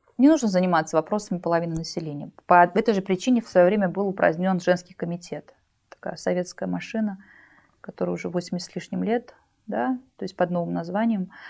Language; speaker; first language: Russian; native; Russian